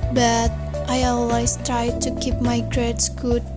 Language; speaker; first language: English; non-native, learner; Indonesian